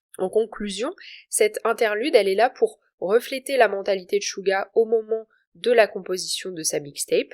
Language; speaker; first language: French; native; French